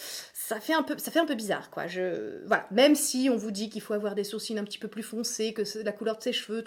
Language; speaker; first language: French; native; French